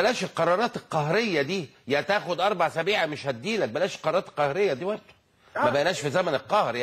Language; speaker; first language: Arabic; native; Arabic